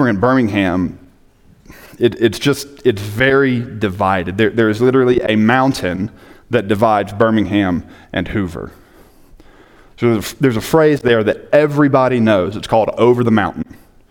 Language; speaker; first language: English; native; English